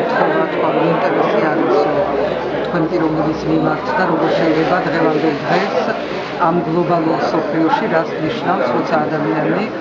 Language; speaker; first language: Georgian; early bilingual, heritage; Georgian